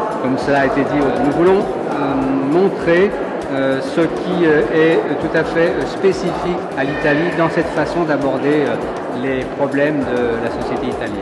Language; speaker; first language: French; native; French